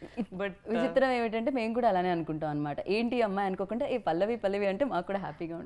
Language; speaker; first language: Telugu; native; Telugu